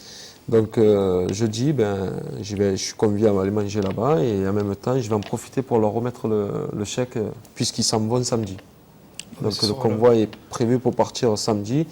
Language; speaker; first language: French; native; French